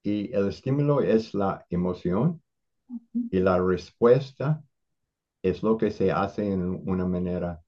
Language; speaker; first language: Spanish; non-native, fluent; English